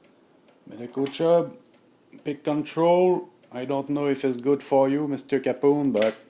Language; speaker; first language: English; non-native, learner; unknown